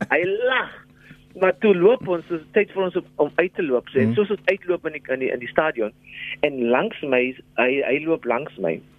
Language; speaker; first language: Afrikaans; non-native, local second language; English